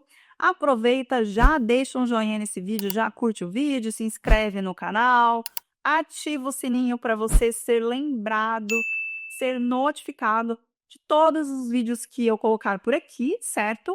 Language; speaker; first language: Portuguese; native; Portuguese